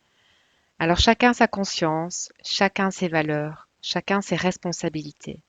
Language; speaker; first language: French; native; French